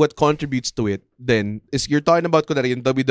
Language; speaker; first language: English; non-native, local second language; Filipino